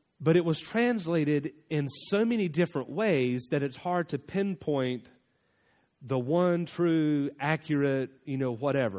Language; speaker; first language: English; native; English